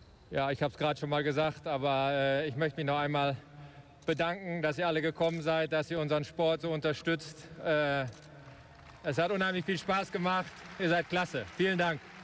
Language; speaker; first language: German; native; German